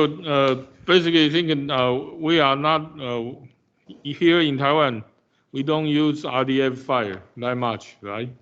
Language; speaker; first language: English; non-native, fluent; Chinese